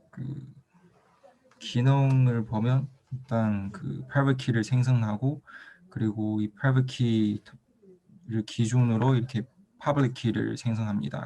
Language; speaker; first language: Korean; non-native, fluent; Chinese